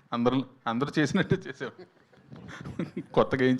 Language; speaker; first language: Telugu; native; Telugu